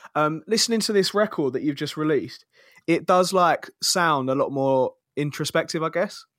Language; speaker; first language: English; native; English